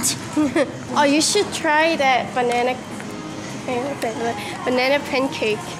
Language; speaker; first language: English; non-native, learner; Korean